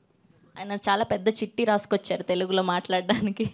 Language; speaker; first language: Telugu; native; Telugu